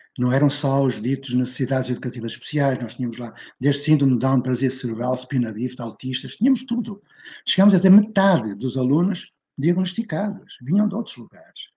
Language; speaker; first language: Portuguese; native; Portuguese